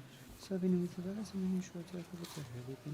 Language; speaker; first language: English; native; English